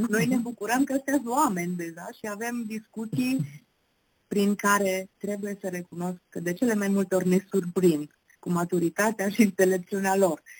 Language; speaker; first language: Romanian; native; Romanian